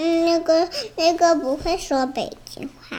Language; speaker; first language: Chinese; early bilingual, other home language; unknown